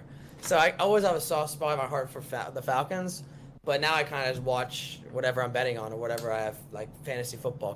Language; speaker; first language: English; native; English